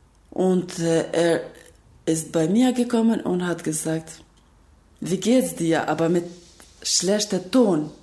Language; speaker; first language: German; non-native, learner; Albanian